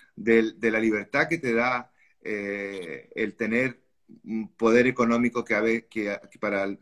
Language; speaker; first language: Spanish; native; Spanish